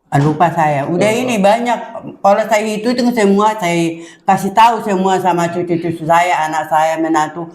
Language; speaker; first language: Indonesian; non-native, local second language; Batak Toba